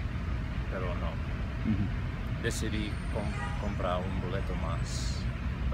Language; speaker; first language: Spanish; non-native, fluent; English